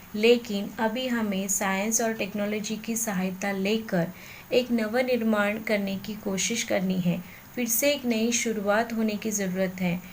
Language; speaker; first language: Hindi; non-native, local second language; Marathi